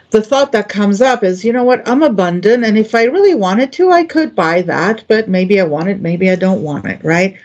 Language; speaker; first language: English; non-native, fluent; Greek